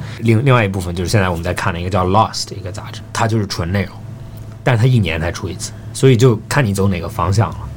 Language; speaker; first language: Chinese; early bilingual, heritage; Chinese